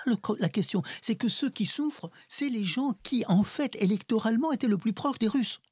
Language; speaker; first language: French; early bilingual, other home language; Russian